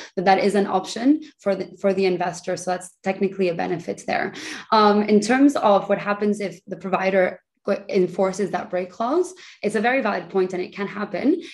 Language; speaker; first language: English; early bilingual, other home language; Spanish